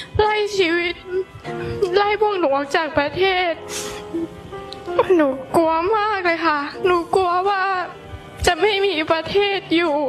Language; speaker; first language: Thai; non-native, local second language; Hmong